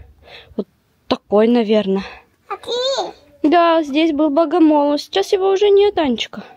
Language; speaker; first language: Russian; native; Russian